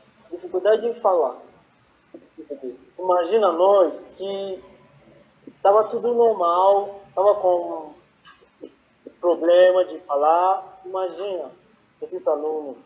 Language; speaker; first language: Portuguese; non-native, fluent; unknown